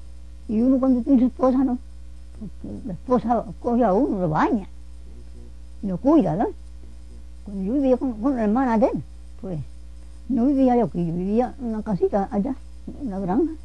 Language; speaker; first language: Spanish; native; Spanish